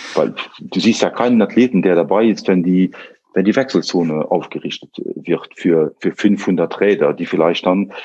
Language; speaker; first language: German; non-native, local second language; Luxembourgish